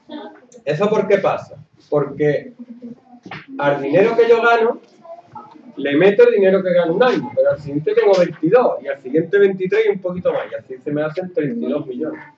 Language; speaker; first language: Spanish; native; Spanish